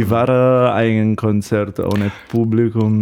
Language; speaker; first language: German; non-native, learner; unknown